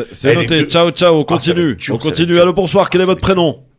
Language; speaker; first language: French; native; French